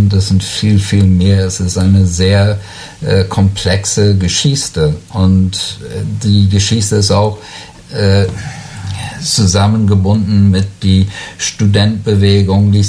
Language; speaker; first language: German; non-native, learner; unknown